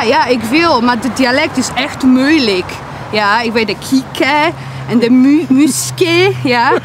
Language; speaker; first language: Dutch; non-native, learner; Polish